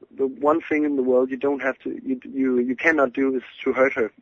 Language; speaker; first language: English; non-native, fluent; Danish